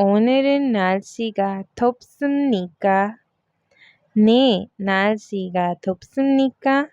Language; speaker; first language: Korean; non-native, fluent; Hindi